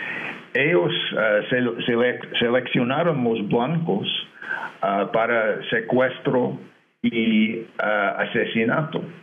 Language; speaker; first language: Spanish; non-native, fluent; English